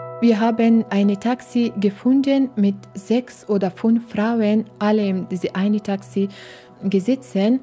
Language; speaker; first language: German; non-native, learner; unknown